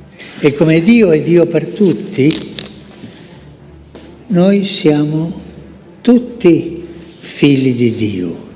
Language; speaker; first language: Italian; non-native, fluent; Spanish